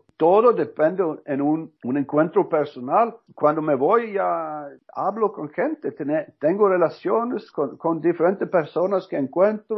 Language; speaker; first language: Spanish; non-native, learner; Norwegian